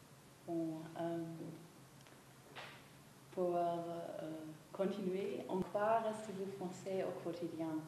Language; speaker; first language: French; non-native, fluent; German